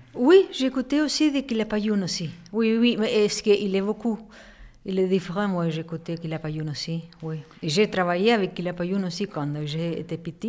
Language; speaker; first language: French; non-native, learner; Spanish